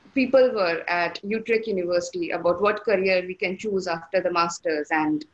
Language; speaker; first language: English; non-native, local second language; Hindi